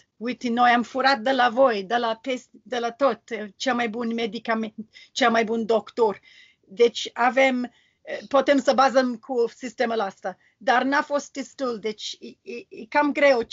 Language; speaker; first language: Romanian; non-native, learner; English